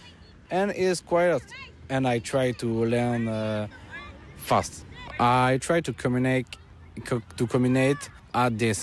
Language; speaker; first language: English; non-native, learner; French